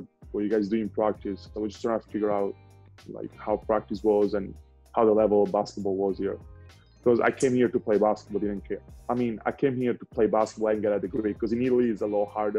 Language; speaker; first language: English; non-native, fluent; Italian